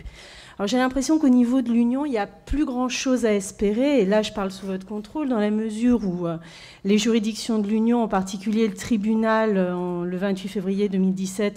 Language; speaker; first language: French; native; French